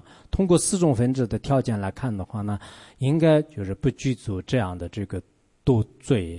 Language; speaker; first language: Chinese; non-native, local second language; Tibetan